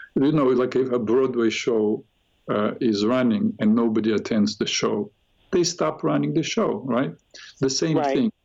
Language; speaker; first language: English; non-native, fluent; Russian